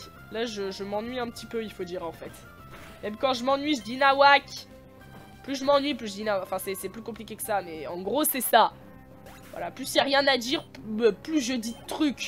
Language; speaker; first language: French; native; French